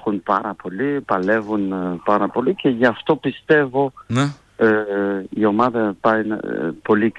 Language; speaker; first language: Greek; non-native, fluent; French